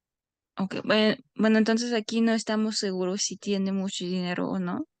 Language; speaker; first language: Spanish; non-native, fluent; Russian